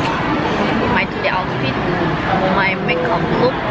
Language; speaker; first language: English; non-native, learner; Indonesian